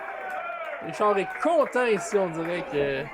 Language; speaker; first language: French; native; French